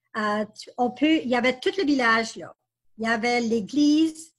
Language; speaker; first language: French; native; French